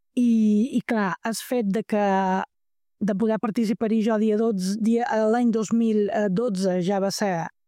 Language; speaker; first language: Catalan; native; Catalan